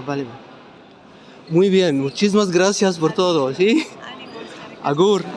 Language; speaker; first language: Spanish; non-native, learner; Arabic